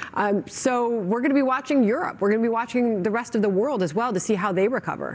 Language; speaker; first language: English; native; English